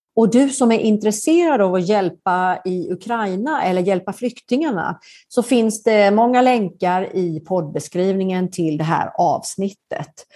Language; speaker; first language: Swedish; native; Swedish